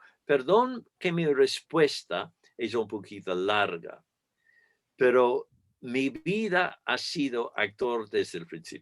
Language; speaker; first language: Spanish; non-native, fluent; English